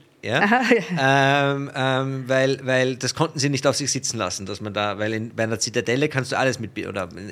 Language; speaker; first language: German; native; German